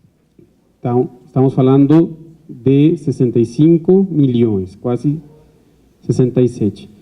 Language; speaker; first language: Portuguese; non-native, fluent; Spanish